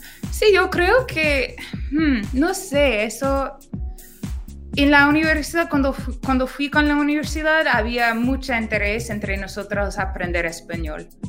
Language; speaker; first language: Spanish; non-native, fluent; English